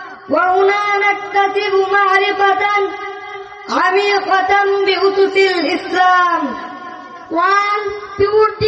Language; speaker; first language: Arabic; non-native, learner; Bangla